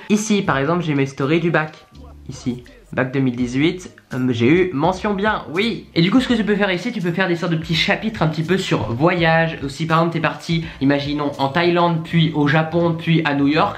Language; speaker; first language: French; native; French